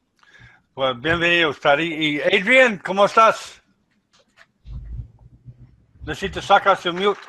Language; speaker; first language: Spanish; non-native, learner; English